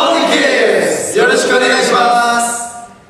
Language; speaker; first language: Japanese; non-native, learner; Korean